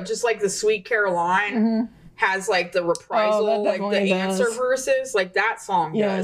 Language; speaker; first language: English; native; English